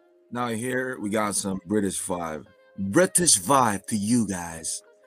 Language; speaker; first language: English; non-native, fluent; Korean